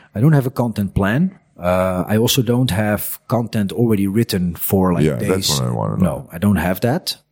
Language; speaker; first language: English; non-native, fluent; Dutch